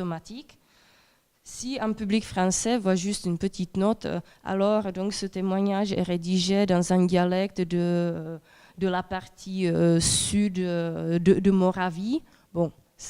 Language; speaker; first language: French; non-native, fluent; Czech